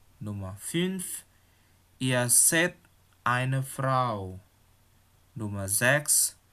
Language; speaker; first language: German; non-native, fluent; Indonesian